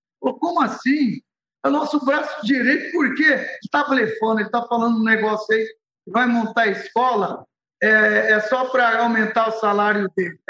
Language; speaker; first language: Portuguese; early bilingual, other home language; Arabic